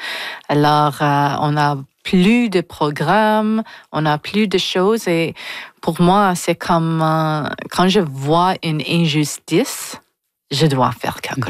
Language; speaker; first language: French; non-native, local second language; English